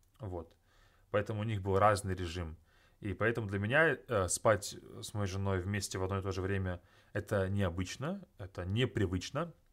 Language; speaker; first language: Russian; native; Russian